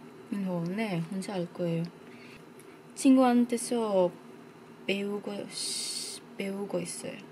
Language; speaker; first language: Korean; non-native, learner; Basque